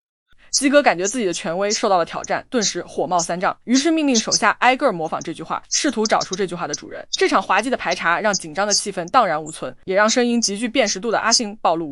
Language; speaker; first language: Chinese; native; Chinese